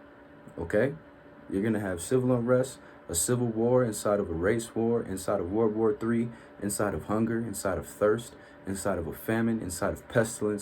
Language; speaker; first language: English; native; English